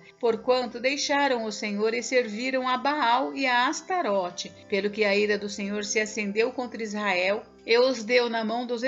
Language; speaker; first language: Portuguese; native; Portuguese